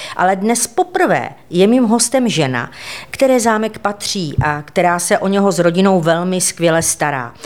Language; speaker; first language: Czech; native; Czech